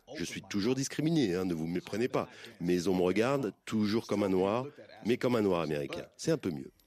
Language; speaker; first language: French; non-native, fluent; English